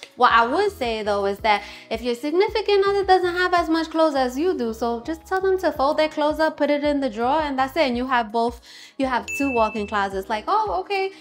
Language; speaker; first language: English; native; English